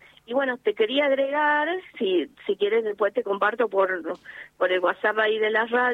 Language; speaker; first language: Spanish; native; Spanish